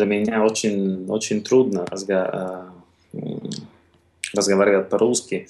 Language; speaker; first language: Russian; non-native, learner; Italian